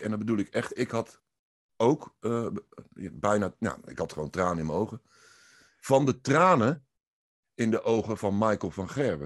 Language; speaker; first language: Dutch; native; Dutch